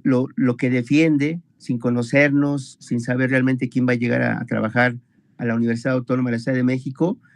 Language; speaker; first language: Spanish; native; Spanish